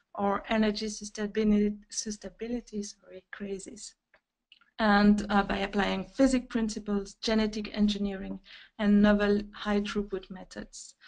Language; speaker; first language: English; non-native, fluent; French